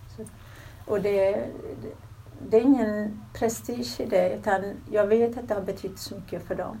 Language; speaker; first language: Swedish; early bilingual, other home language; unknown